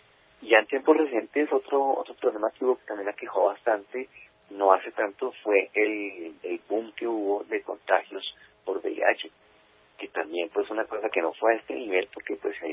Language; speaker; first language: Spanish; native; Spanish